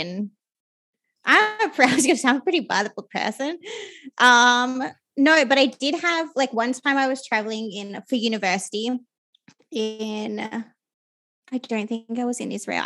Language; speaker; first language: English; native; English